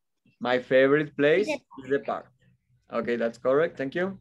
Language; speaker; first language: English; non-native, fluent; Spanish